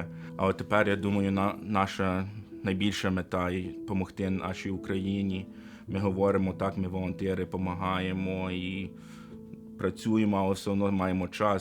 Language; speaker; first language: Ukrainian; early bilingual, heritage; Ukrainian